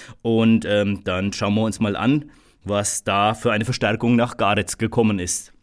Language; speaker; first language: German; native; German